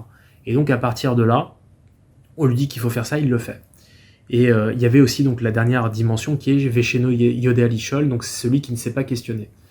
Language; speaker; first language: French; native; French